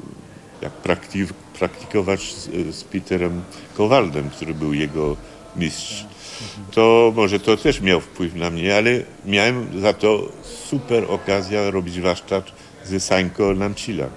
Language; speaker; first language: Polish; non-native, fluent; French